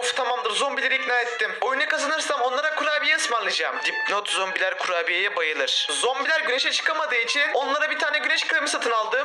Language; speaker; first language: Turkish; native; Turkish